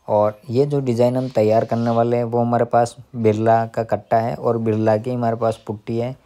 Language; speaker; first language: Hindi; native; Hindi